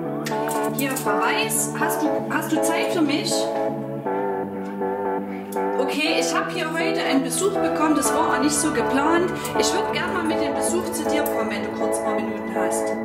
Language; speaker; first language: German; native; German